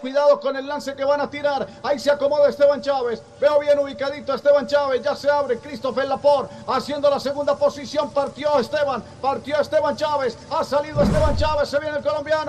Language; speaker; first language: Spanish; native; Spanish